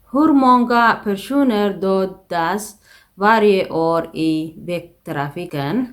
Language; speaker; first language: Swedish; non-native, fluent; Tigrinya